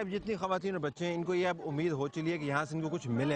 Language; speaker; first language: Urdu; native; Urdu